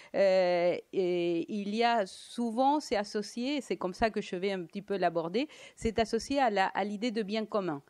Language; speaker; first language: French; non-native, fluent; Spanish